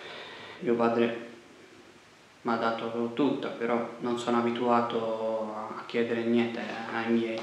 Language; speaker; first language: Italian; non-native, fluent; Arabic